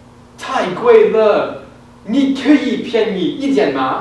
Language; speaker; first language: Chinese; non-native, learner; English